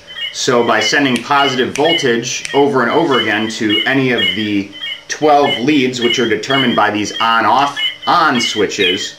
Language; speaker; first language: English; native; English